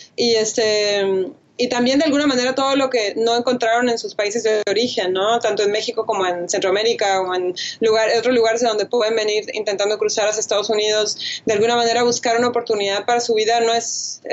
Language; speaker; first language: Spanish; native; Spanish